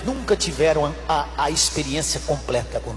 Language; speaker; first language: Portuguese; native; Portuguese